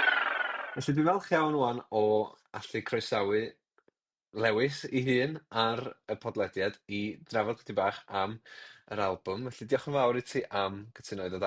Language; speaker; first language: Welsh; native; Welsh